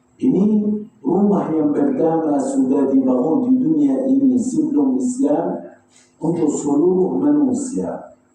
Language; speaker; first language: Malay; non-native, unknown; Arabic